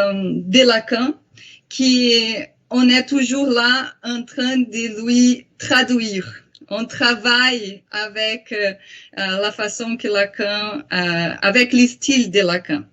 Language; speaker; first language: French; non-native, fluent; Portuguese